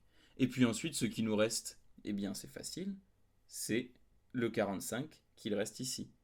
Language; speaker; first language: French; native; French